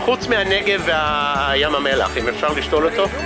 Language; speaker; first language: Hebrew; non-native, fluent; English